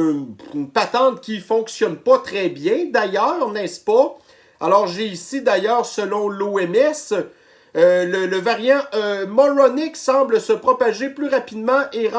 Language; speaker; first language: French; native; French